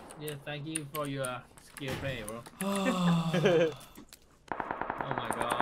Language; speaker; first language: English; non-native, learner; Thai